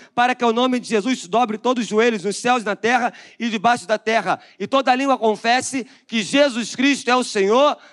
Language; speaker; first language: Portuguese; native; Portuguese